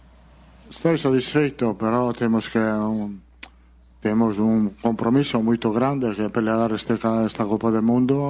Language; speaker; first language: Portuguese; non-native, fluent; Italian